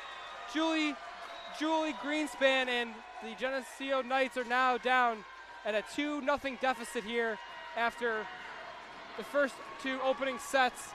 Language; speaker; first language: English; native; English